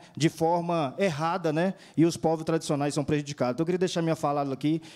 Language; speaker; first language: Portuguese; native; Portuguese